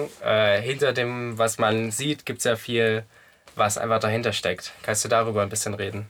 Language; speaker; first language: German; native; German